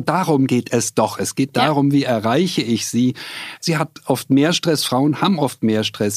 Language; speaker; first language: German; native; German